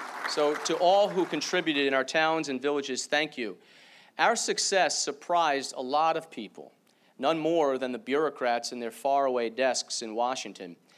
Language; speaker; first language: English; native; English